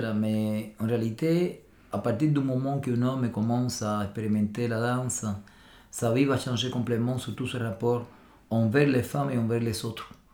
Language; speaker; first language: French; non-native, fluent; Spanish